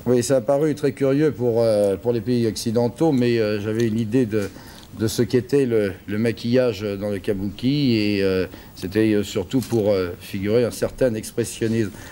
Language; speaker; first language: French; native; French